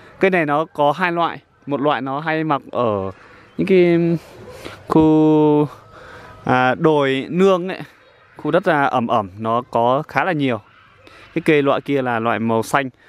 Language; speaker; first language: Vietnamese; non-native, local second language; Iu Mien